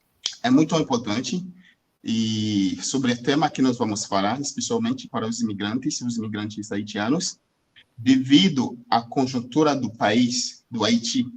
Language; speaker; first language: Portuguese; non-native, fluent; Haitian Creole